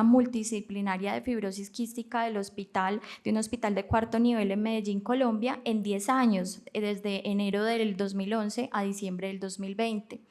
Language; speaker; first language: Spanish; native; Spanish